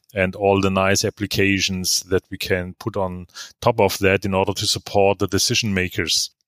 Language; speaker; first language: English; non-native, fluent; German